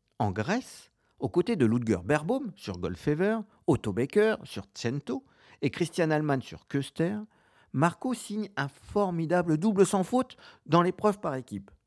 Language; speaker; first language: French; native; French